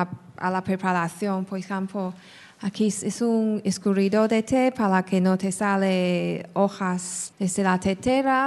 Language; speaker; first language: Spanish; non-native, fluent; Chinese